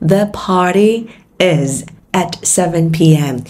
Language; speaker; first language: English; non-native, fluent; Vietnamese